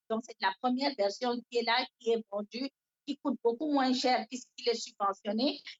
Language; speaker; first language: French; non-native, local second language; Fula